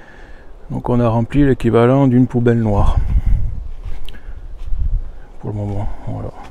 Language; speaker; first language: French; native; French